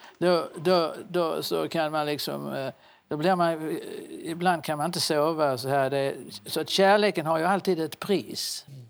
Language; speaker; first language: Swedish; native; Swedish